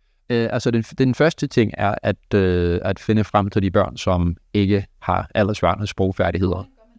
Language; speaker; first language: Danish; non-native, fluent; English